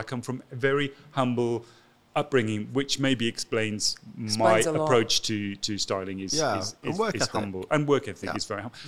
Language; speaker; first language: English; native; English